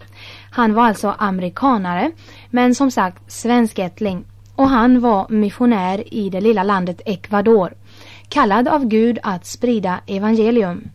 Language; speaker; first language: Swedish; native; Swedish